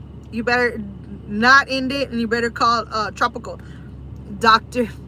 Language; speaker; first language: English; early bilingual, other home language; Spanish